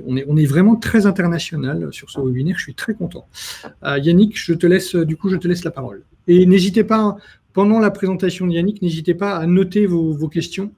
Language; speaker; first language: French; native; French